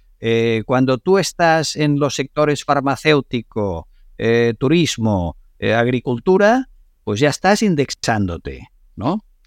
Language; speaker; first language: Spanish; non-native, local second language; Catalan